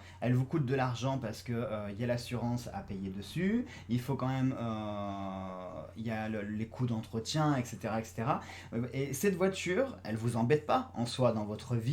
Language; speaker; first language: French; native; French